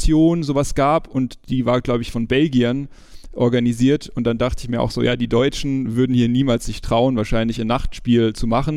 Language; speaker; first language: German; native; German